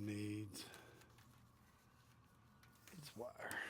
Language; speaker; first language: English; native; English